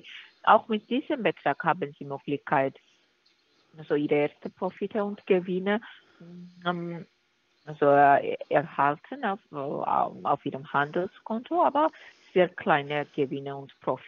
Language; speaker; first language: German; non-native, learner; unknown